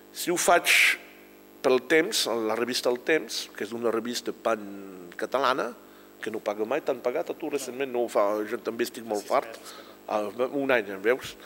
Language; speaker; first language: Catalan; non-native, local second language; French